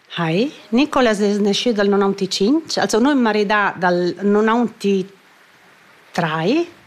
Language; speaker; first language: Italian; non-native, fluent; Romansh